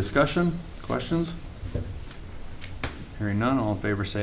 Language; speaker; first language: English; native; English